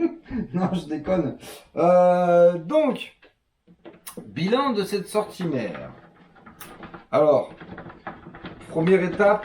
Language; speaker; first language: French; native; French